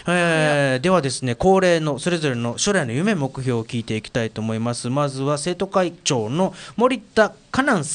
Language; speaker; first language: Japanese; native; Japanese